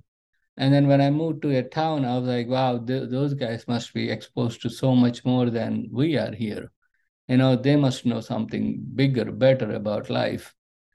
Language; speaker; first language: English; non-native, local second language; Telugu